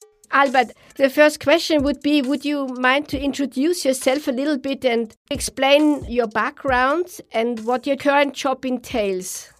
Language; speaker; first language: English; non-native, fluent; German